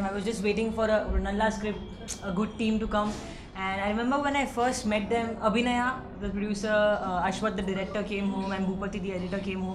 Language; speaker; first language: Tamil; non-native, learner; Hindi